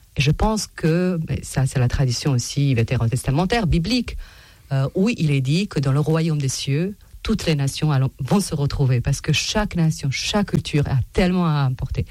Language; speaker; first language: French; non-native, fluent; Serbian